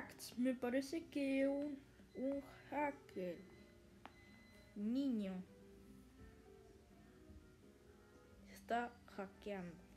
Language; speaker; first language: Spanish; early bilingual, other home language; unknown